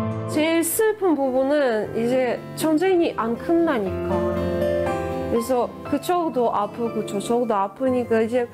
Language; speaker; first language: Korean; non-native, fluent; Russian